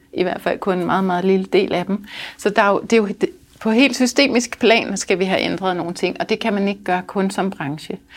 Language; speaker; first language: Danish; native; Danish